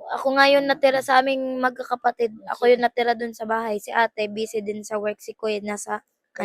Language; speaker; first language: Filipino; native; Filipino